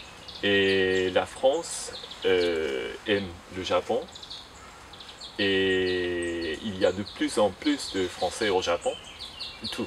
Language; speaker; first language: French; non-native, fluent; Japanese